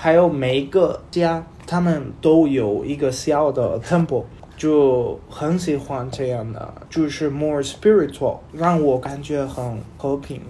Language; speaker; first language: Chinese; non-native, learner; Spanish